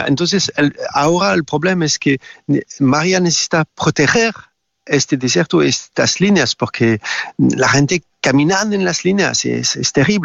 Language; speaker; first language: Spanish; non-native, fluent; French